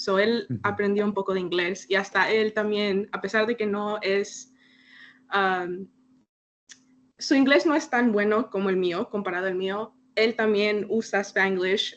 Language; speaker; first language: Spanish; early bilingual, heritage; Spanish